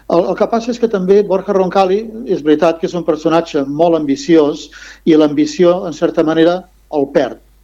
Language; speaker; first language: Catalan; non-native, local second language; Spanish